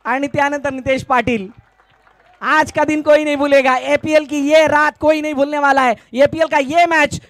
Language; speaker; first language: Hindi; non-native, local second language; Marathi